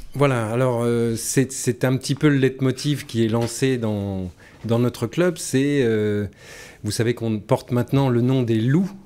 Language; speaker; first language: French; native; French